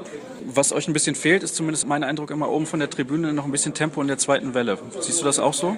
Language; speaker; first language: German; native; German